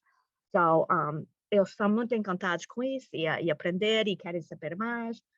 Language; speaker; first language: Portuguese; early bilingual, heritage; Portuguese